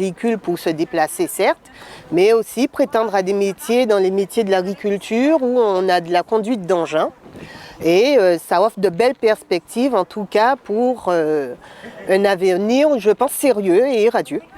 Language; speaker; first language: French; native; French